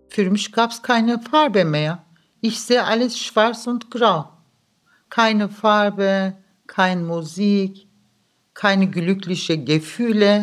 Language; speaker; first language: German; early bilingual, other home language; Turkish